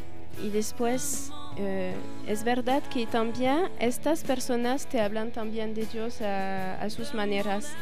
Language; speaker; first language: Spanish; non-native, fluent; French